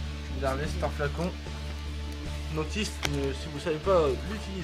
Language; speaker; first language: French; native; French